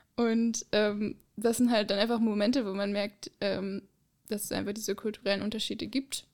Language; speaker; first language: German; native; German